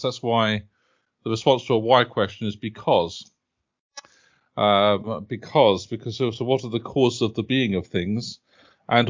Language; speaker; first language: English; native; English